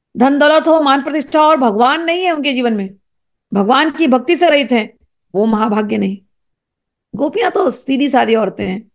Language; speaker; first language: Hindi; native; Hindi